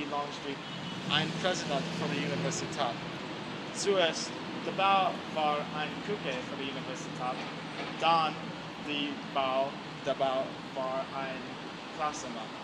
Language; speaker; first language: German; non-native, learner; English